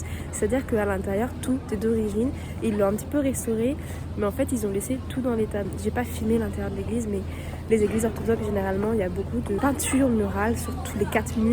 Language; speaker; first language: French; native; French